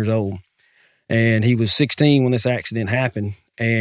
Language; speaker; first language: English; native; English